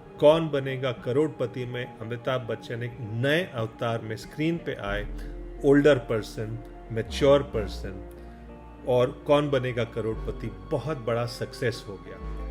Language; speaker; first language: Hindi; non-native, local second language; Tamil